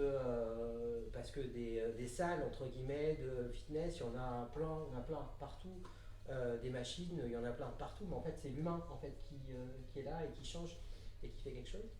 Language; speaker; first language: French; native; French